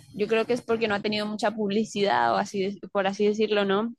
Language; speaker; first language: Spanish; native; Spanish